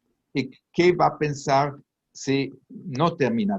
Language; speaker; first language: Portuguese; non-native, learner; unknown